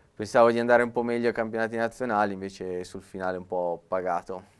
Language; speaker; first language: Italian; native; Italian